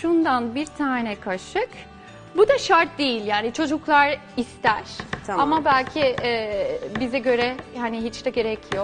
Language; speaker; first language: Turkish; non-native, fluent; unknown